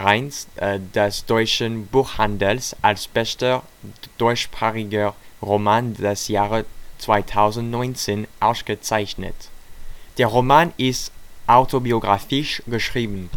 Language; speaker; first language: German; non-native, learner; French